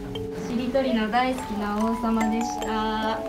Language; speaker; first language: Japanese; native; Japanese